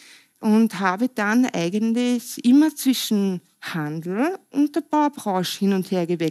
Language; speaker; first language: German; native; German